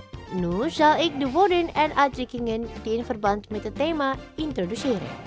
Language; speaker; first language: Dutch; non-native, fluent; Indonesian